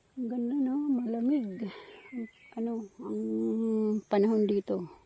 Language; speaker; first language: Filipino; non-native, local second language; Bikol